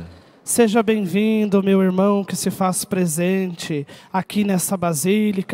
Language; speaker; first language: Portuguese; native; Portuguese